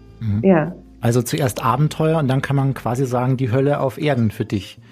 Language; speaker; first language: German; native; German